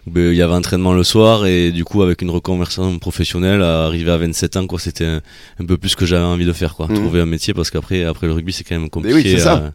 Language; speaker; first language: French; native; French